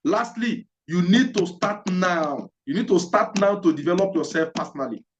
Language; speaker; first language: English; non-native, local second language; Yoruba